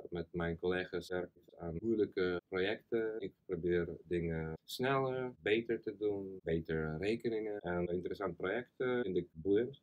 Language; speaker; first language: Dutch; non-native, fluent; Russian